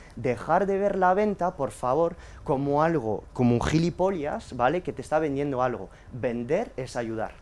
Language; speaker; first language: Spanish; early bilingual, heritage; French